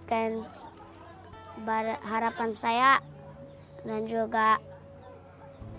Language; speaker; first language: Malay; early bilingual, other home language; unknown